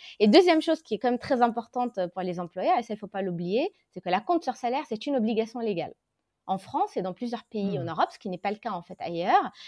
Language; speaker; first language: French; non-native, local second language; Arabic